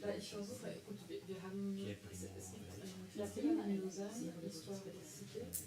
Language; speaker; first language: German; non-native, learner; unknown